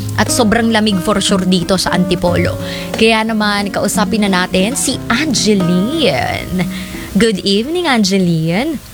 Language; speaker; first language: Filipino; native; Filipino